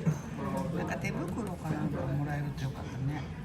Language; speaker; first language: Japanese; native; Japanese